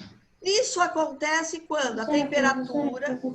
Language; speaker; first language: Portuguese; native; Portuguese